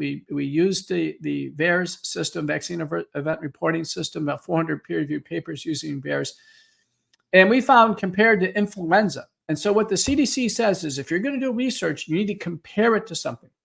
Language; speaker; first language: English; native; English